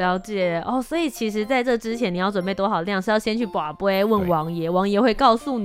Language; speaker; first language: Chinese; native; Chinese